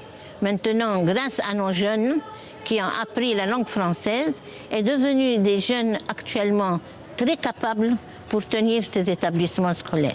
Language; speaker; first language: French; non-native, fluent; Arabic